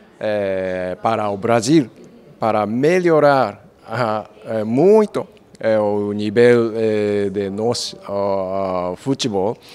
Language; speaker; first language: Portuguese; non-native, fluent; Japanese